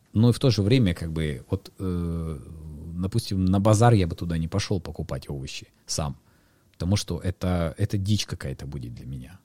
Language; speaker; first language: Russian; native; Russian